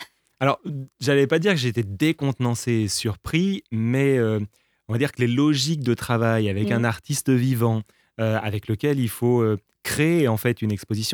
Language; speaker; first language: French; native; French